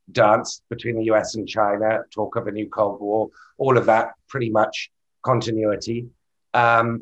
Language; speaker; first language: English; native; English